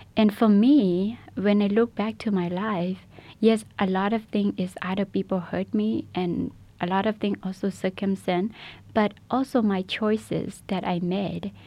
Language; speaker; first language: English; non-native, fluent; Burmese